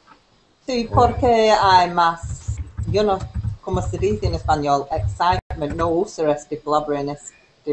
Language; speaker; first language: Spanish; non-native, learner; English